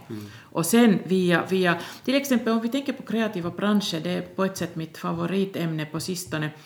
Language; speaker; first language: Swedish; native; Swedish